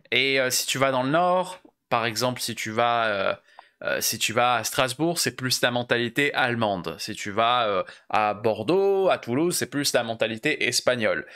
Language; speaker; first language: French; native; French